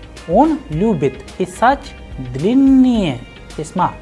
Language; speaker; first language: Russian; non-native, fluent; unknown